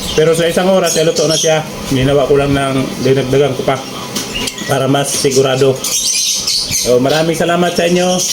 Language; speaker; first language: Filipino; non-native, local second language; Cebuano